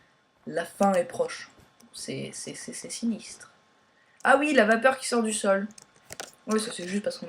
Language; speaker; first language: French; native; French